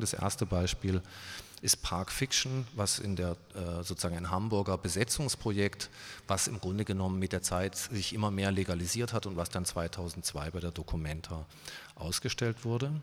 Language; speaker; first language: German; native; German